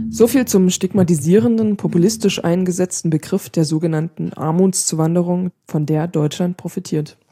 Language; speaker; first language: German; native; German